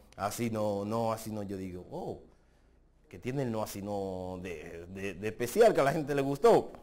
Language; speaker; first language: Spanish; native; Spanish